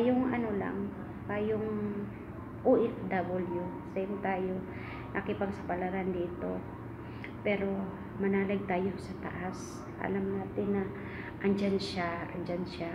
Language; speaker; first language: Filipino; non-native, local second language; Cebuano